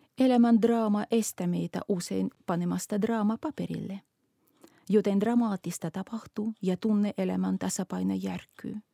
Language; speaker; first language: Finnish; non-native, fluent; Russian